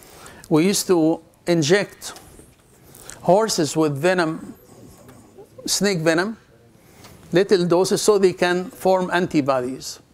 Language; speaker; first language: English; non-native, fluent; Arabic